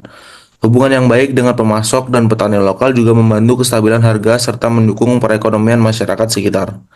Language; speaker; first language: Indonesian; native; Indonesian